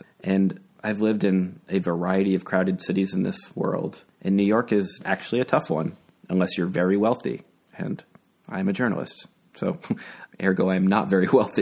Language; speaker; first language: English; native; English